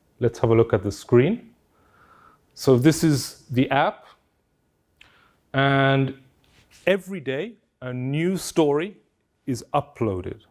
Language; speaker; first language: English; non-native, fluent; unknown